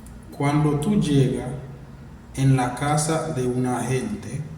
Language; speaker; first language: Spanish; non-native, fluent; Haitian Creole